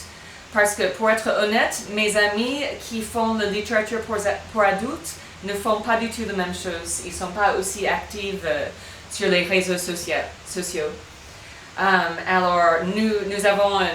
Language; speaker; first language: French; non-native, fluent; English